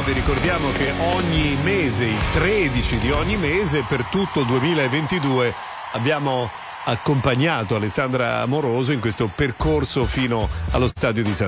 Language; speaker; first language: Italian; native; Italian